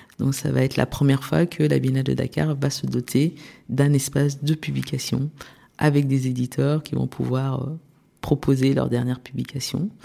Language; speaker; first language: French; early bilingual, other home language; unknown